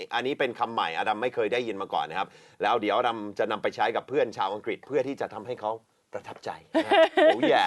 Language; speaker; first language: Thai; non-native, fluent; English